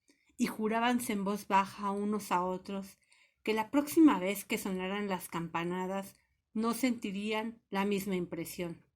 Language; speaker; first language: Spanish; native; Spanish